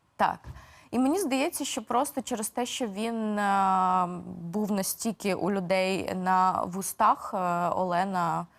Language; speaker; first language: Ukrainian; native; Ukrainian